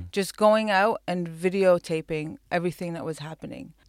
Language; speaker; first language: English; non-native, fluent; Arabic